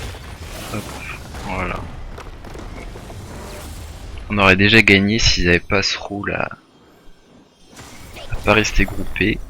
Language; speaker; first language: French; native; French